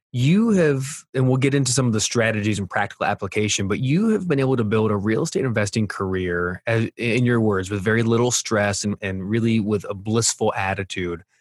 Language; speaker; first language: English; native; English